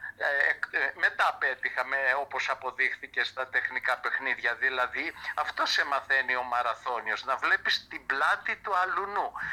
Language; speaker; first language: Greek; early bilingual, heritage; Greek